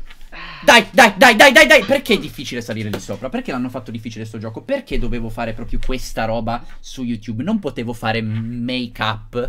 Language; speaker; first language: Italian; native; Italian